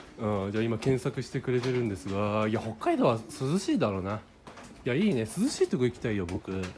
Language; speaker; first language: Japanese; native; Japanese